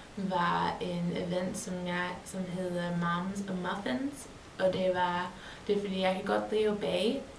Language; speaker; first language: Danish; non-native, learner; English